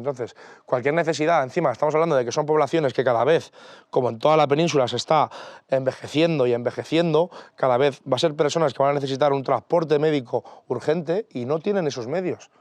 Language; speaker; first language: Spanish; native; Spanish